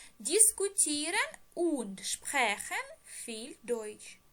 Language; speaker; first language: German; non-native, fluent; Ukrainian